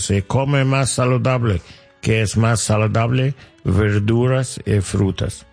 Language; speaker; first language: Spanish; non-native, learner; English